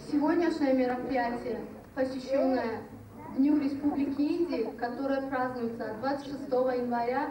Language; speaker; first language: Russian; non-native, local second language; Tajik